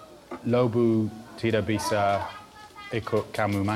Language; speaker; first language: Indonesian; non-native, learner; English